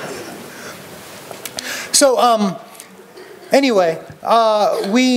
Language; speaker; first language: English; native; English